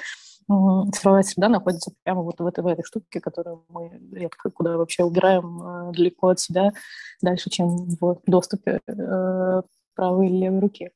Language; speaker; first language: Russian; native; Russian